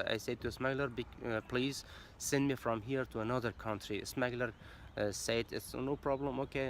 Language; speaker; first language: English; non-native, learner; Persian